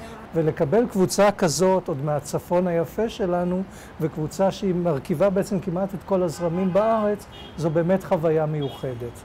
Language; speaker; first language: Hebrew; native; Hebrew